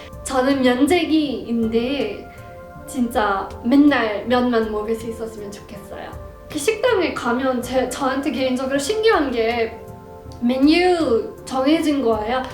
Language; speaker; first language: Korean; non-native, fluent; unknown